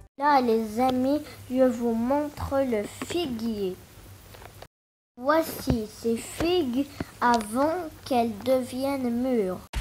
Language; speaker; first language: French; non-native, local second language; Arabic